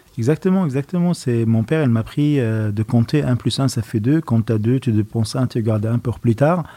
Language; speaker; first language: French; non-native, fluent; Arabic